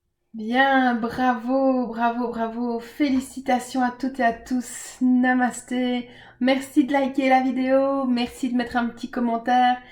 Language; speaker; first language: French; native; French